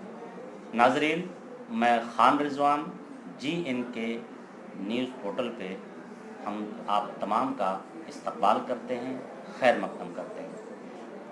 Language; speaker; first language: Urdu; native; Urdu